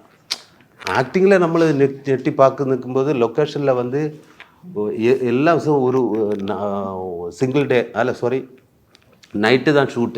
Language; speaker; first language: Tamil; non-native, learner; Malayalam